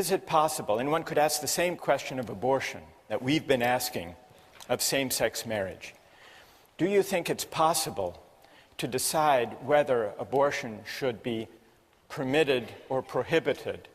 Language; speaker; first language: English; native; English